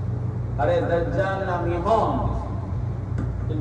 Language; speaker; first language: Japanese; non-native, learner; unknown